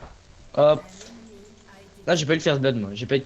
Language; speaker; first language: French; native; French